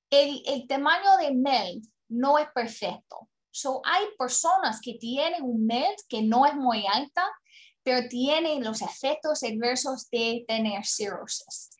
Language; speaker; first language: Spanish; non-native, learner; English